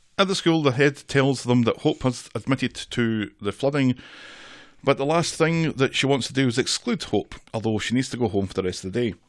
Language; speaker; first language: English; native; English